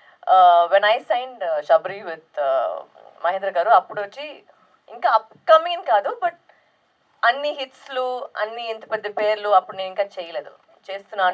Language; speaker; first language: Telugu; non-native, local second language; Tamil